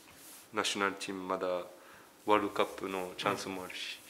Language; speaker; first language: Japanese; early bilingual, heritage; French